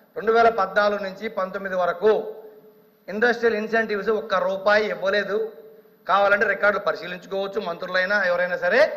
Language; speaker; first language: Telugu; native; Telugu